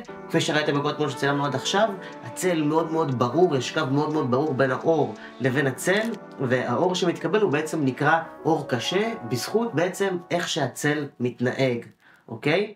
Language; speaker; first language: Hebrew; native; Hebrew